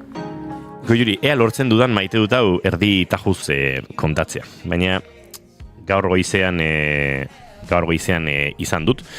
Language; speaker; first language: Basque; native; Basque